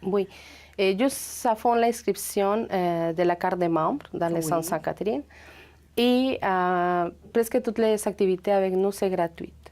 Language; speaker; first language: French; non-native, fluent; Spanish